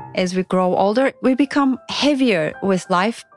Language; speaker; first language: English; non-native, fluent; Turkish